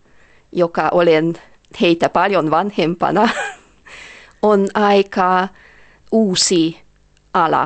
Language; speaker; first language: Finnish; non-native, fluent; Hungarian